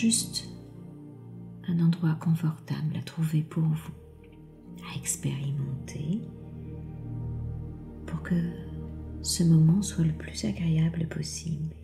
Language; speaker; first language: French; native; French